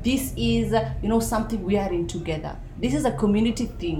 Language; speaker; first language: English; non-native, local second language; Somali